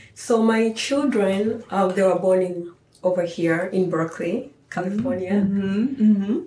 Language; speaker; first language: English; non-native, local second language; Swahili